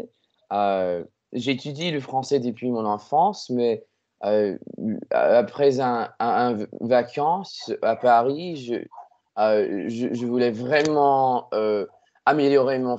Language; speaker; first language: French; non-native, learner; English